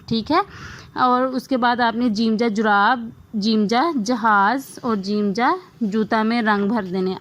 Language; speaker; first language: Urdu; non-native, local second language; Punjabi